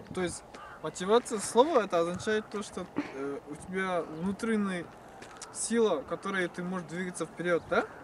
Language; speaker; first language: Russian; non-native, local second language; Kazakh